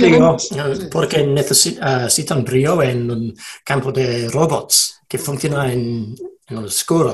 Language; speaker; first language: Spanish; non-native, learner; English